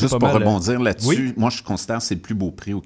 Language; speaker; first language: French; native; French